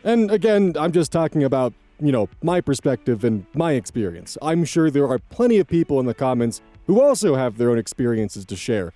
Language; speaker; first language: English; native; English